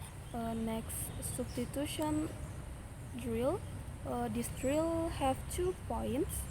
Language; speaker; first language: English; non-native, learner; Indonesian